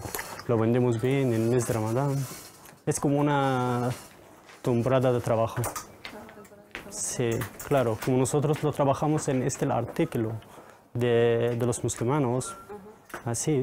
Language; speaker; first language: Spanish; non-native, learner; Arabic